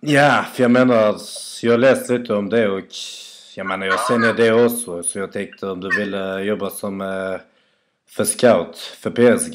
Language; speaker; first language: Swedish; native; Swedish